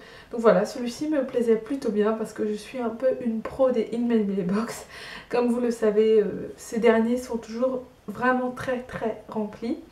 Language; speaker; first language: French; native; French